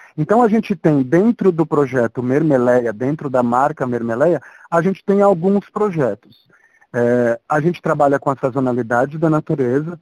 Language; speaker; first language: Portuguese; native; Portuguese